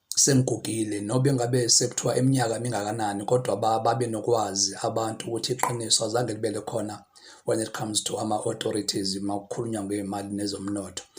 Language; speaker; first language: Zulu; non-native, local second language; Xhosa